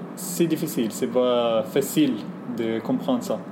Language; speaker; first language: French; non-native, learner; Arabic